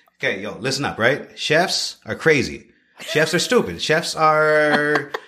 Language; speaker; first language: English; native; English